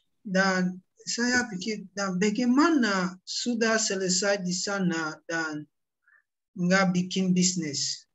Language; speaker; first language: Indonesian; non-native, learner; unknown